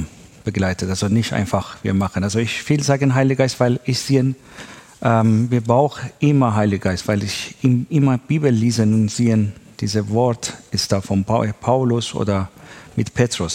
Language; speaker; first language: German; non-native, learner; Persian